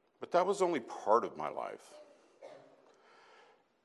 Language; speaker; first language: English; native; English